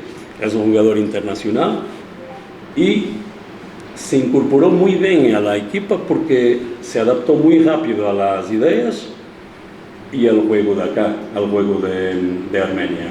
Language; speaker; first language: Spanish; non-native, fluent; Portuguese